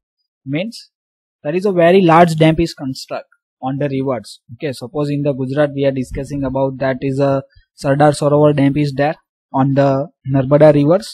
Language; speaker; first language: English; non-native, local second language; Gujarati